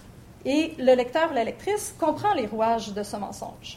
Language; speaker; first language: French; native; French